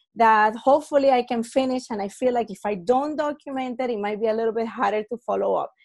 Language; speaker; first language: English; non-native, fluent; Spanish